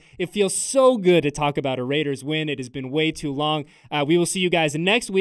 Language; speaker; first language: English; native; English